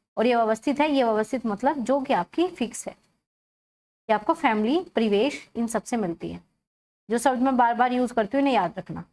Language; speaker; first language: Hindi; native; Hindi